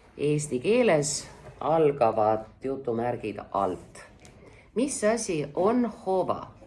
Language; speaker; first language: Estonian; native; Estonian